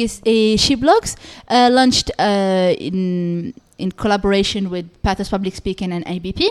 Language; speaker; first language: English; non-native, fluent; Arabic